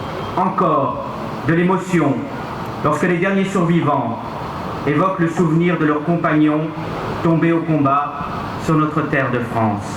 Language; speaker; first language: French; native; French